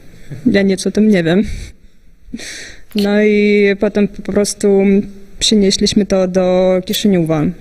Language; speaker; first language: Polish; non-native, fluent; Russian